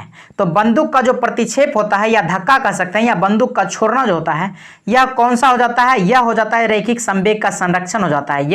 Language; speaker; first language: Hindi; native; Hindi